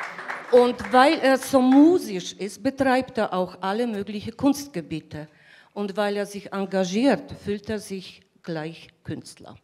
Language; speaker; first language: German; non-native, fluent; Polish